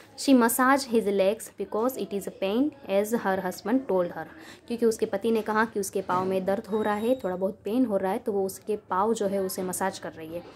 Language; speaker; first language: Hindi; non-native, local second language; Gujarati